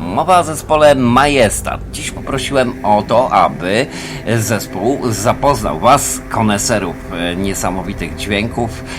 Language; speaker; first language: Polish; native; Polish